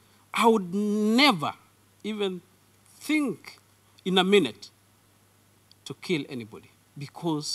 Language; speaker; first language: English; non-native, local second language; Kalenjin